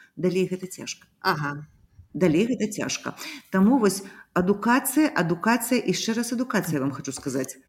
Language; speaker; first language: Belarusian; native; Belarusian